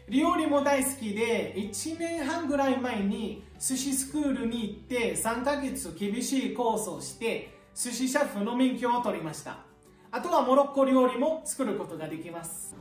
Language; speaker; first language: Japanese; non-native, fluent; Arabic